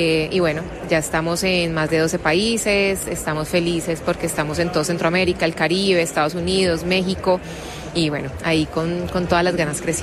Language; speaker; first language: Spanish; native; Spanish